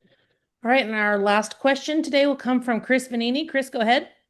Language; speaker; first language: English; native; English